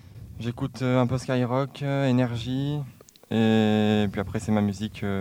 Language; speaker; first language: French; native; French